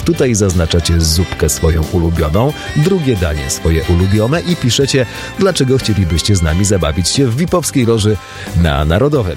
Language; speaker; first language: Polish; native; Polish